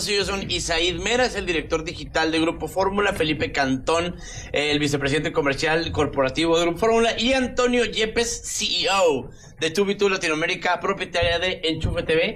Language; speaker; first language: Spanish; native; Spanish